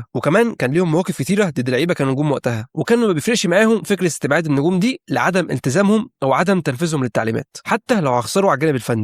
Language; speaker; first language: Arabic; native; Arabic